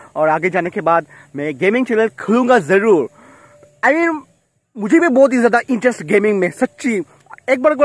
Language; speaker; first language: Hindi; non-native, local second language; Bangla